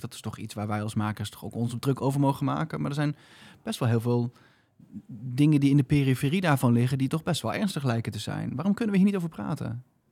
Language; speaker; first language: Dutch; native; Dutch